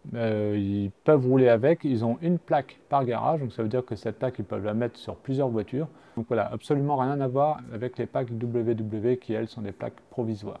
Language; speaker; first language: French; native; French